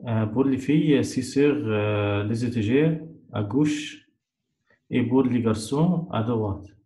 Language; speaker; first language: French; non-native, learner; Arabic